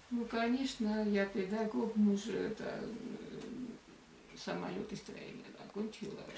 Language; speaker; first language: Russian; non-native, local second language; Georgian